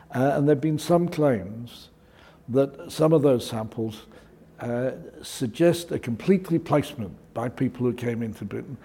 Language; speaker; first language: English; native; English